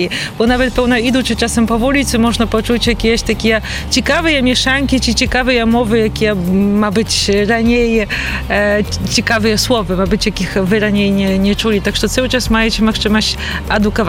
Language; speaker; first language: Polish; non-native, learner; Belarusian